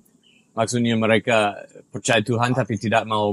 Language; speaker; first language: Indonesian; non-native, fluent; English